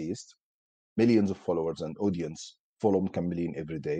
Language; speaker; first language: English; non-native, fluent; Arabic